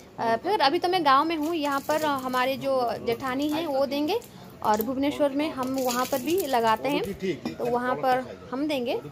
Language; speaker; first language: Hindi; non-native, local second language; Bangla